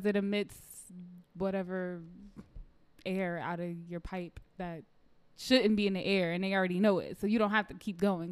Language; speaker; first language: English; native; English